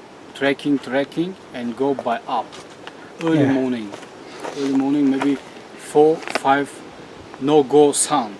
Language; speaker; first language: English; non-native, learner; Tajik